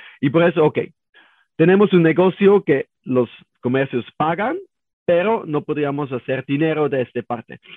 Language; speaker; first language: Spanish; non-native, learner; German